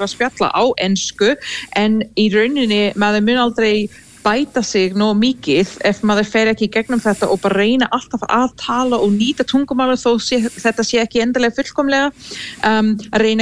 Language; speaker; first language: Icelandic; non-native, fluent; English